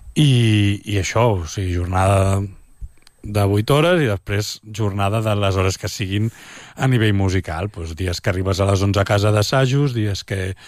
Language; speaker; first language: Catalan; native; Catalan